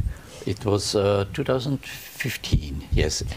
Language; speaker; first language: English; non-native, learner; German